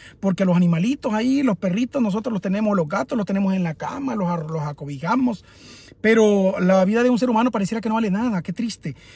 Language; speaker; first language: Spanish; native; Spanish